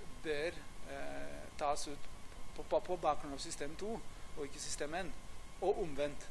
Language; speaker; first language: Norwegian; non-native, fluent; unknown